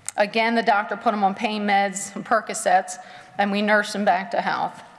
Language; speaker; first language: English; native; English